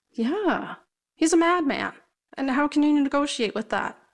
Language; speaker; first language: English; native; English